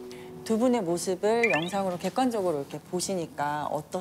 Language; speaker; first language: Korean; native; Korean